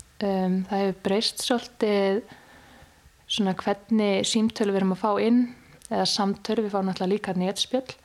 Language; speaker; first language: Icelandic; native; Icelandic